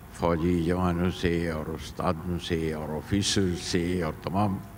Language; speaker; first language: Hindi; native; Hindi